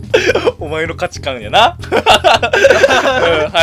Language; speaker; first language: Japanese; native; Japanese